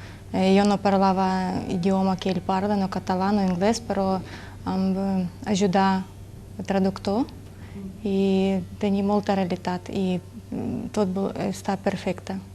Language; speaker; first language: Catalan; non-native, learner; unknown